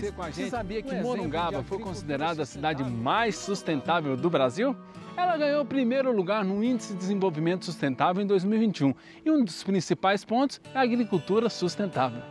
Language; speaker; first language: Portuguese; native; Portuguese